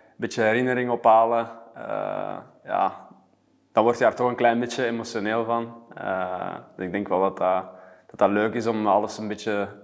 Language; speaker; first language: Dutch; native; Dutch